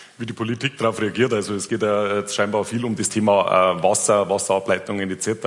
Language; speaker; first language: German; native; German